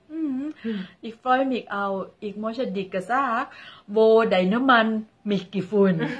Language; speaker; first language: German; non-native, learner; Thai